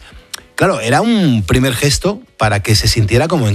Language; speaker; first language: Spanish; native; Spanish